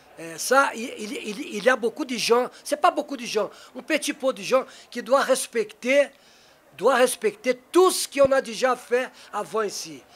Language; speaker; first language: French; non-native, learner; Portuguese